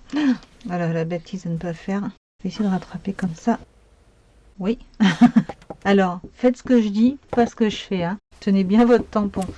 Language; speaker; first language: French; native; French